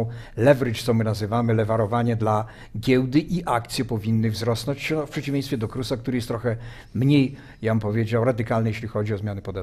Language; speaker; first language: Polish; native; Polish